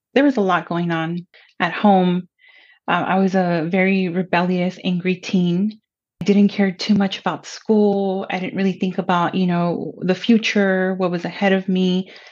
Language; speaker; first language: English; early bilingual, other home language; Spanish